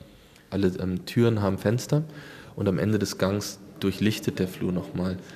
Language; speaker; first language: German; native; German